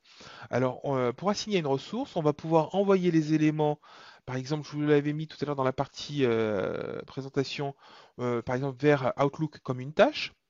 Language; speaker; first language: French; native; French